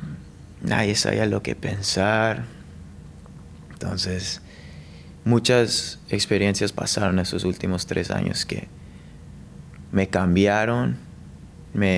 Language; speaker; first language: Spanish; early bilingual, heritage; English